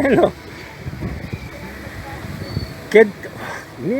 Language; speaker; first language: Spanish; non-native, learner; English